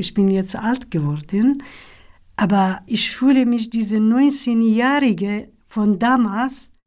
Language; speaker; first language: German; non-native, learner; Kurdish